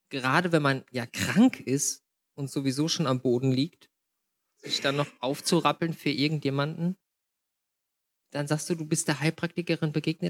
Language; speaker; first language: German; native; German